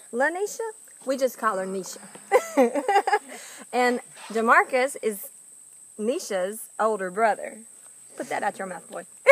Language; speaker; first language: English; native; English